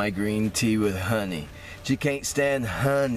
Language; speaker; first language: English; native; English